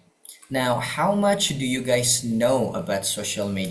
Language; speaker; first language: English; non-native, fluent; Indonesian